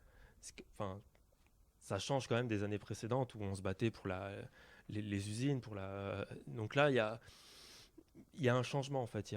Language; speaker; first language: French; native; French